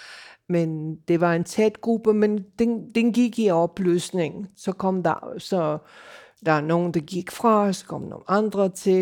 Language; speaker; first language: Danish; non-native, fluent; English